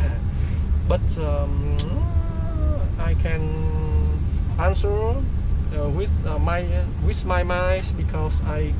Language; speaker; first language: English; non-native, learner; Vietnamese